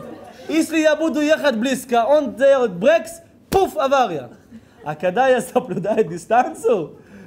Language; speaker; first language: Russian; early bilingual, heritage; Hebrew